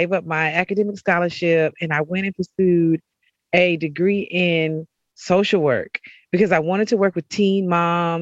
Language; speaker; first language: English; native; English